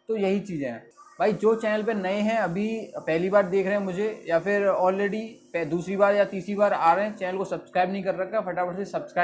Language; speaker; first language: Hindi; native; Hindi